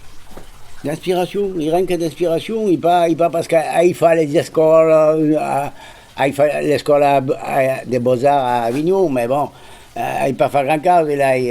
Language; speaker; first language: French; non-native, fluent; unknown